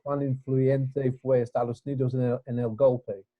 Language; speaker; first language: Spanish; non-native, fluent; English